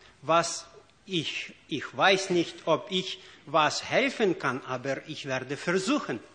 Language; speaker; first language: German; non-native, fluent; Ukrainian